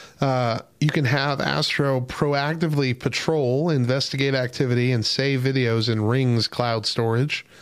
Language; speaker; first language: English; native; English